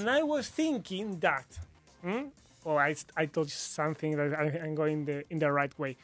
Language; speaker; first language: English; non-native, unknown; Spanish